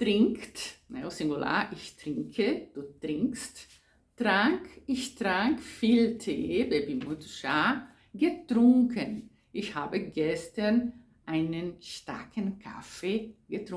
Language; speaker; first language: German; non-native, fluent; Portuguese